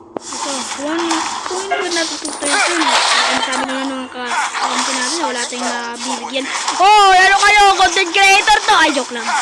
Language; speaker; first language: Filipino; non-native, local second language; Waray